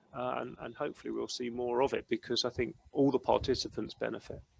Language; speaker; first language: English; native; English